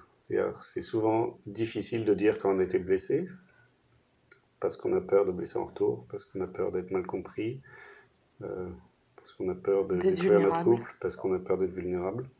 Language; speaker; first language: French; native; French